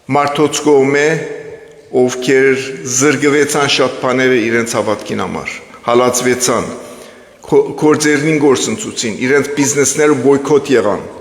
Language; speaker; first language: Armenian; native; Armenian